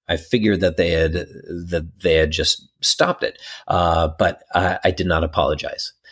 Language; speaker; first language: English; native; English